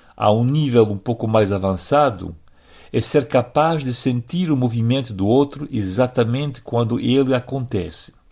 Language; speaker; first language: Portuguese; non-native, fluent; French